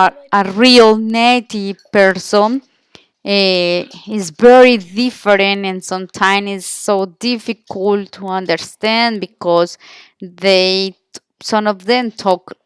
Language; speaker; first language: English; non-native, learner; Spanish